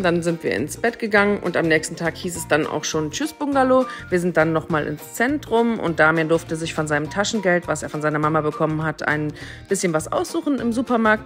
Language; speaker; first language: German; native; German